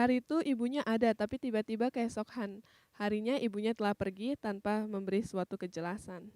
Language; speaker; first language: Indonesian; native; Indonesian